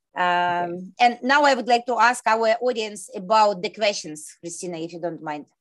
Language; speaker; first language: English; non-native, learner; Ukrainian